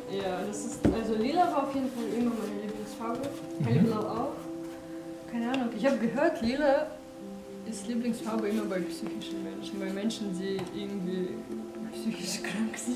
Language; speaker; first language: German; non-native, fluent; Romanian